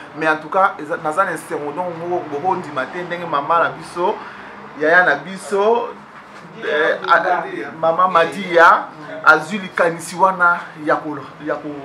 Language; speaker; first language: Lingala; non-native, local second language; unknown